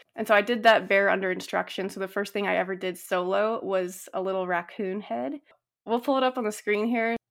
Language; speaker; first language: English; native; English